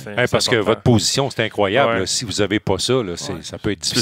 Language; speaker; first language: French; native; French